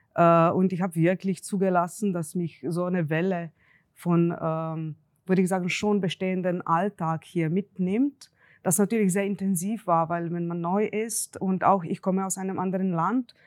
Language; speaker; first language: German; non-native, fluent; Slovenian